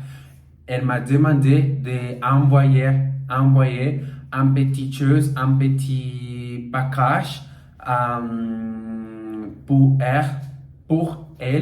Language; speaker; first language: French; non-native, learner; Portuguese